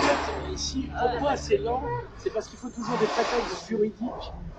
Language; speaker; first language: French; native; French